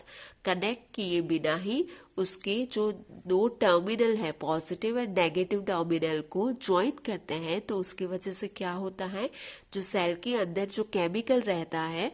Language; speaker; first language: Hindi; non-native, local second language; Gujarati